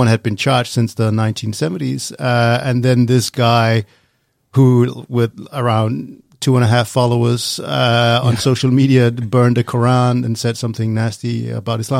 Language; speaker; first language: English; non-native, fluent; Danish